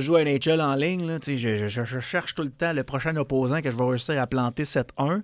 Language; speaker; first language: French; native; French